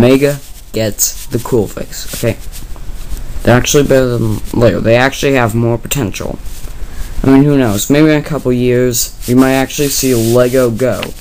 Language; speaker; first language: English; native; English